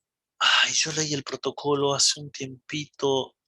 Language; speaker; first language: Spanish; native; Spanish